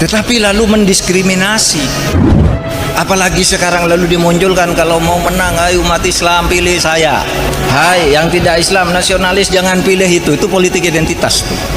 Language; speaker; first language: Indonesian; native; Indonesian